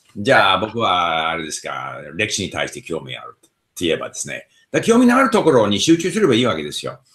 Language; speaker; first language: Japanese; non-native, fluent; English